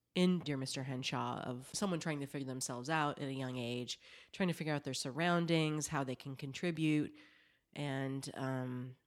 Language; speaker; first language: English; native; English